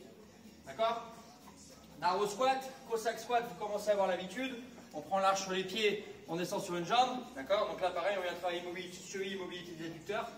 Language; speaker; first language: French; native; French